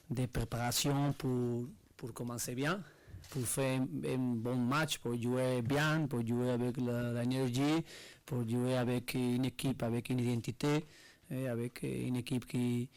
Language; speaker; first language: French; non-native, learner; Spanish